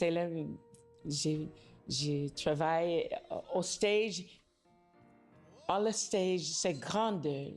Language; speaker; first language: French; non-native, learner; English